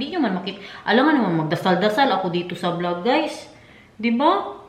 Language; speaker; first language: Filipino; non-native, local second language; Cebuano